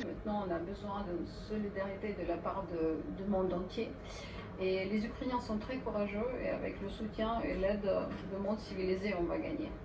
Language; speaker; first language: French; non-native, learner; Ukrainian